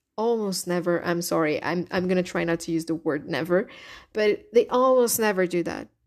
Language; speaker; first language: English; non-native, fluent; Portuguese